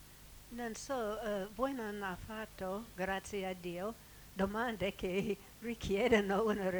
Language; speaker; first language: Italian; non-native, fluent; English